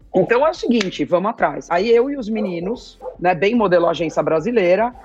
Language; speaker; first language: Portuguese; native; Portuguese